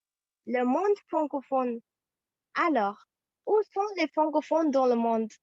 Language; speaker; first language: French; non-native, fluent; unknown